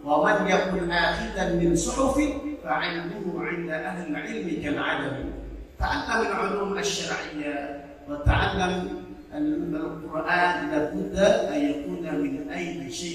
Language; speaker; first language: Arabic; non-native, fluent; Indonesian